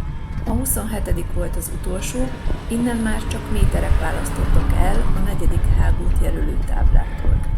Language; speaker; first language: Hungarian; native; Hungarian